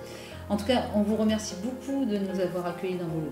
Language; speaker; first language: French; native; French